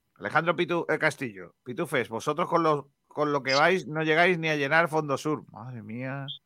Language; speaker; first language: Spanish; native; Spanish